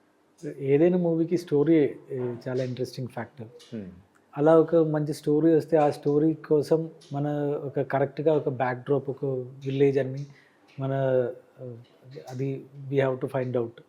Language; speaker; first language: Telugu; non-native, learner; Malayalam